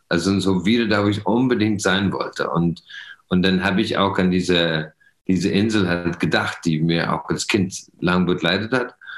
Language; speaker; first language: German; non-native, fluent; English